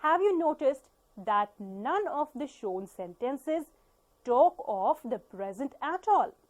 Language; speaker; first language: English; non-native, local second language; Punjabi